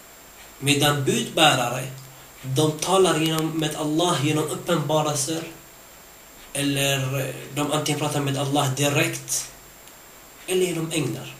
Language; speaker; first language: Swedish; early bilingual, other home language; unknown